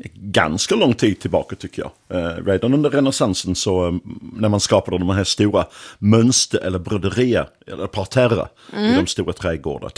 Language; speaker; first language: Swedish; non-native, fluent; English